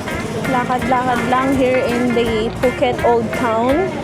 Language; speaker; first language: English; non-native, local second language; Filipino